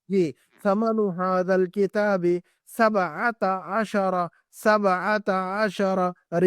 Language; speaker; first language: Arabic; non-native, fluent; Urdu